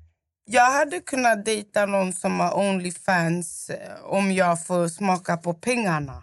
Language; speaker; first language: Swedish; non-native, local second language; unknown